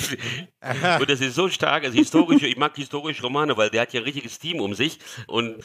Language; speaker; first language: German; early bilingual, other home language; Hungarian